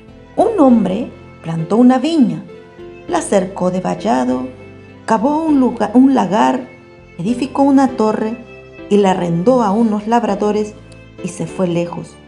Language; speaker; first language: Spanish; native; Spanish